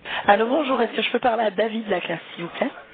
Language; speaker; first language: French; native; French